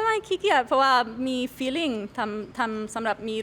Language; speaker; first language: Thai; non-native, learner; English